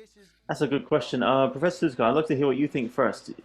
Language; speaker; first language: English; native; English